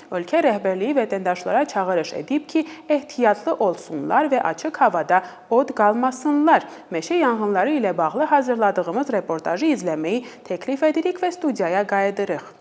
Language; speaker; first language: Azerbaijani; non-native, fluent; Armenian